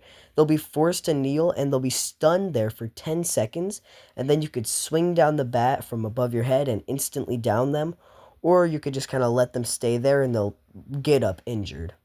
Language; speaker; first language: English; native; English